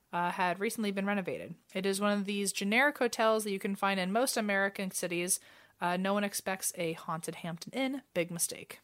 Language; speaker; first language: English; native; English